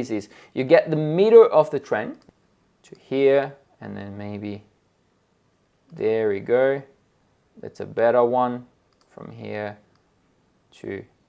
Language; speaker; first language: English; non-native, fluent; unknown